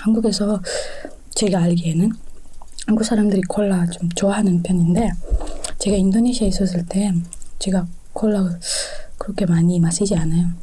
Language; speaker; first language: Korean; non-native, learner; Indonesian